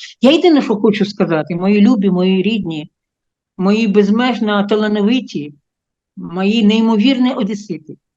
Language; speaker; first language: Ukrainian; non-native, local second language; Russian